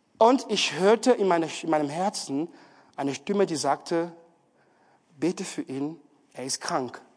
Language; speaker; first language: German; non-native, fluent; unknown